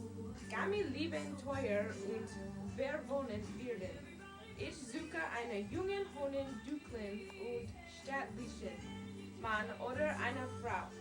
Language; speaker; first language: German; non-native, learner; English